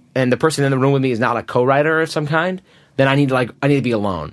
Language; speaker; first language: English; native; English